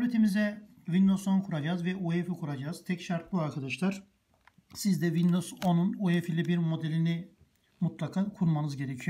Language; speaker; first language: Turkish; native; Turkish